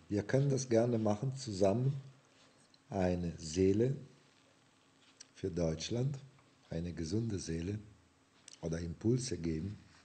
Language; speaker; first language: German; non-native, fluent; Italian